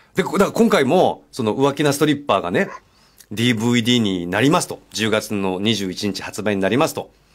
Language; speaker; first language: Japanese; native; Japanese